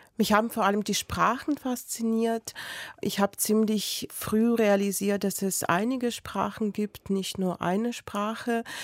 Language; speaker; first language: German; non-native, fluent; Belarusian